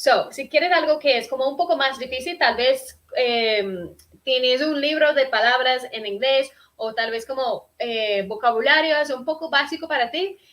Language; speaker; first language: Spanish; non-native, fluent; English